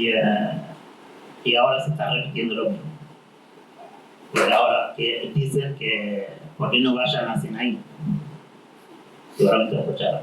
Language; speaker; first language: Spanish; non-native, fluent; Arabic